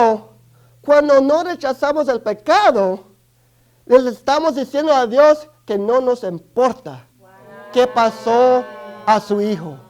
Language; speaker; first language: Spanish; early bilingual, other home language; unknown